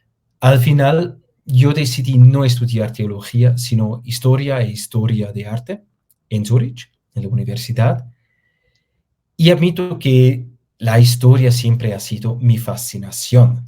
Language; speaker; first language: Spanish; non-native, fluent; German